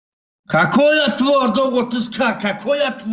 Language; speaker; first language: Russian; non-native, learner; Turkmen